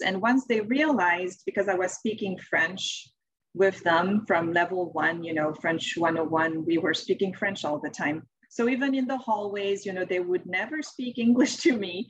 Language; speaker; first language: English; non-native, fluent; French